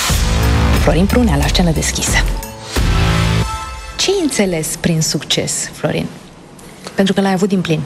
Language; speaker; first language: Romanian; native; Romanian